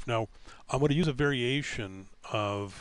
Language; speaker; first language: English; native; English